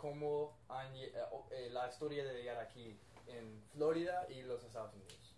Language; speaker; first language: Spanish; non-native, learner; English